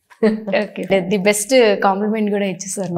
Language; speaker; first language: Telugu; native; Telugu